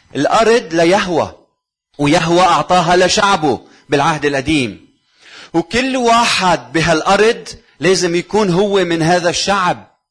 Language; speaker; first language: Arabic; native; Arabic